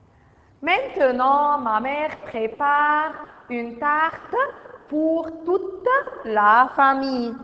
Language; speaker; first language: French; non-native, fluent; Arabic